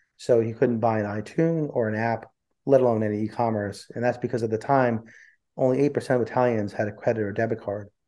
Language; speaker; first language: English; early bilingual, other home language; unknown